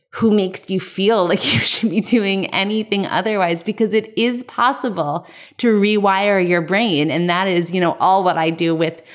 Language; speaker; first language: English; native; English